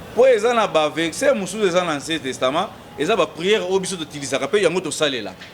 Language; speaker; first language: Lingala; non-native, local second language; Kongo